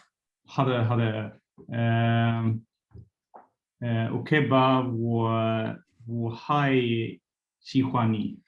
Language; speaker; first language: Chinese; non-native, learner; Swedish